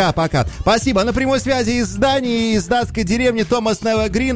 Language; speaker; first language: Russian; native; Russian